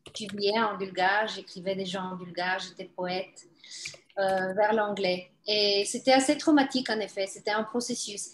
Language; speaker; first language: French; non-native, fluent; Bulgarian